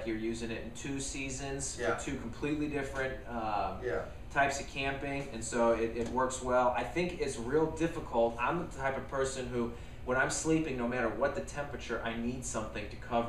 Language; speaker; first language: English; native; English